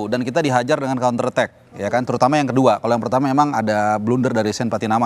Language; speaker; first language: Indonesian; native; Indonesian